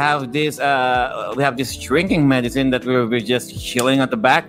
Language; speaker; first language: English; non-native, local second language; Filipino